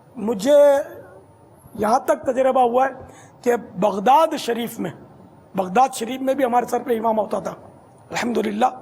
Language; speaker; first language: Urdu; non-native, local second language; Memoni